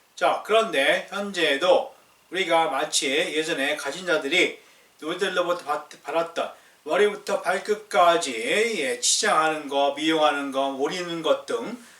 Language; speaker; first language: Korean; native; Korean